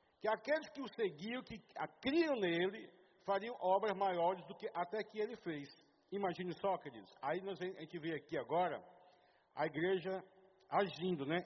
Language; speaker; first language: Portuguese; native; Portuguese